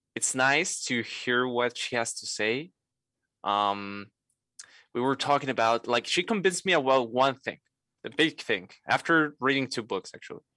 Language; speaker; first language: English; non-native, fluent; Spanish